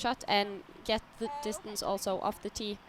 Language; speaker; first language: English; non-native, fluent; Norwegian